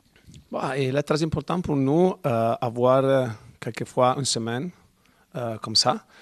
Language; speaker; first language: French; non-native, learner; Italian